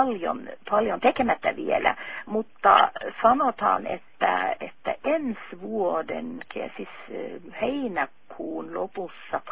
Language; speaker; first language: Finnish; non-native, fluent; Norwegian